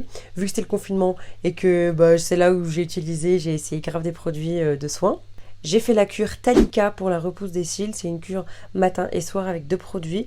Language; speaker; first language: French; native; French